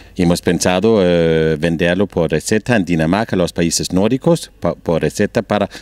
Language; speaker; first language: Spanish; non-native, learner; Danish